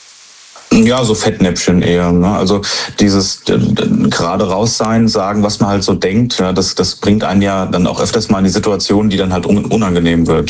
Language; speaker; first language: German; native; German